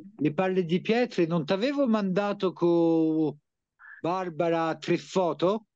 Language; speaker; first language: Italian; early bilingual, heritage; French